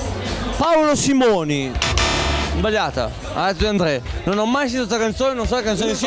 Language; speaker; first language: Italian; native; Italian